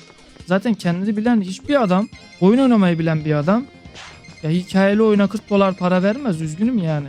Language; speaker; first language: Turkish; native; Turkish